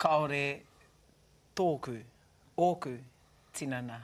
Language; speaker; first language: Māori; non-native, learner; English